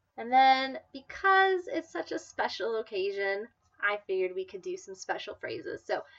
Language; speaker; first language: English; native; English